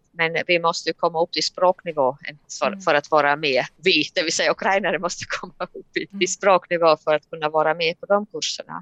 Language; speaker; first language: Swedish; non-native, fluent; Latvian